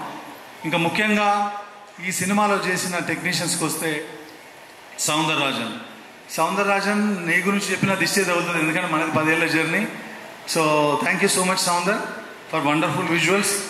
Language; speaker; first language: Telugu; native; Telugu